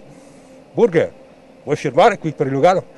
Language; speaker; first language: Italian; native; Italian